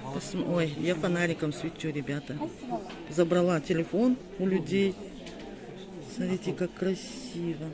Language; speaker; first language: Russian; native; Russian